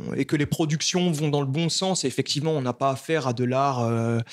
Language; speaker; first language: French; native; French